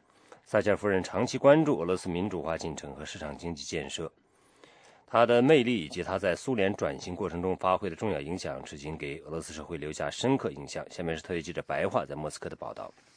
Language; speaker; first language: Chinese; native; Chinese